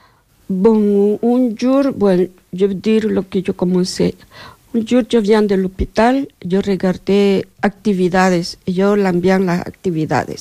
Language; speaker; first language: French; non-native, learner; Spanish